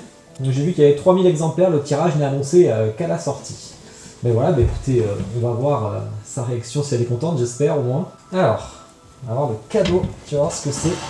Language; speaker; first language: French; native; French